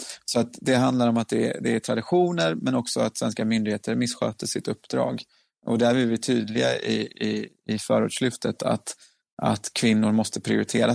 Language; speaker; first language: Swedish; native; Swedish